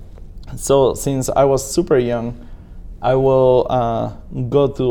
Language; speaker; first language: English; non-native, fluent; Spanish